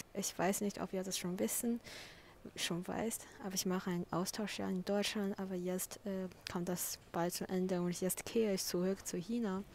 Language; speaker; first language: German; non-native, fluent; Chinese